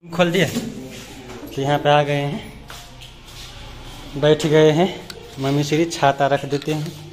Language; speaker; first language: Hindi; native; Hindi